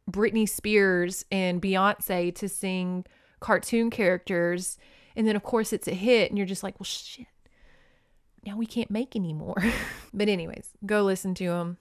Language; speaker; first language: English; native; English